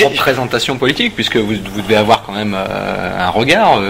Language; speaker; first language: French; native; French